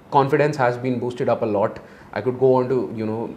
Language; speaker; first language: English; non-native, local second language; Hindi